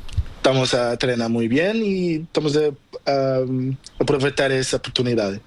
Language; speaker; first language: Spanish; non-native, learner; Portuguese